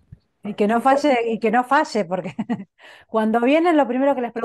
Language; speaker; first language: Spanish; native; Spanish